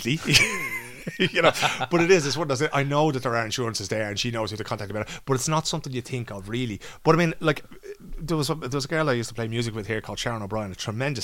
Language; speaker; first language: English; native; English